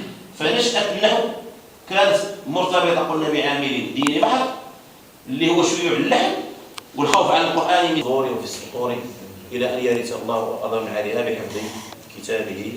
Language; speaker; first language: Arabic; native; Arabic